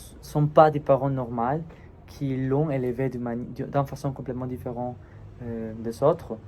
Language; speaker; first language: French; non-native, learner; Spanish